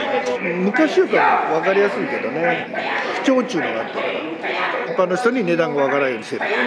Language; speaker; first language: Japanese; native; Japanese